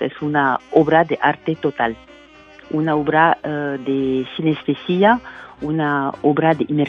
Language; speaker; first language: Spanish; non-native, fluent; French